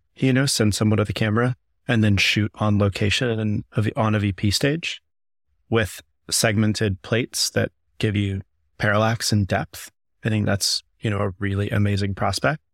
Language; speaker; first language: English; native; English